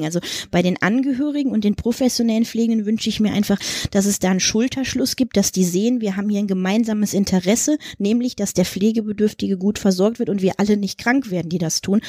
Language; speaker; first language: German; native; German